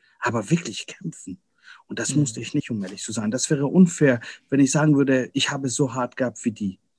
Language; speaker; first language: German; early bilingual, other home language; Persian